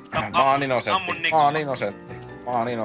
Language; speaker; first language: Finnish; native; Finnish